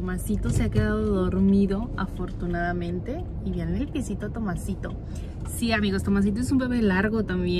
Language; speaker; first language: Spanish; native; Spanish